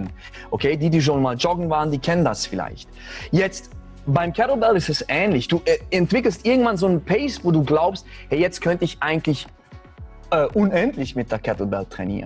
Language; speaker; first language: German; native; German